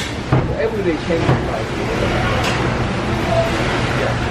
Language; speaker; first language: English; non-native, learner; Korean